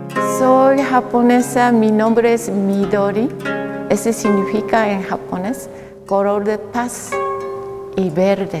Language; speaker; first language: Spanish; non-native, learner; Japanese